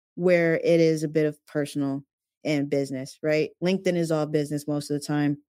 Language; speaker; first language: English; native; English